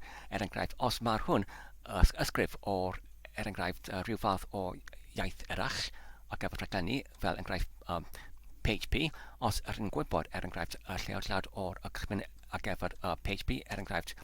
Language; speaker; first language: Welsh; non-native, learner; Polish